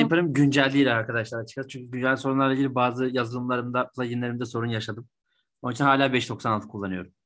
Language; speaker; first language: Turkish; native; Turkish